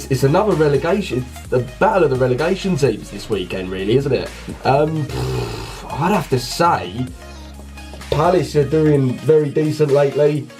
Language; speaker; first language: English; native; English